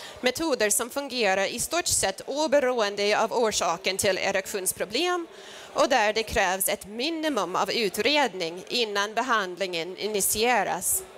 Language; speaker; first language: Swedish; non-native, fluent; English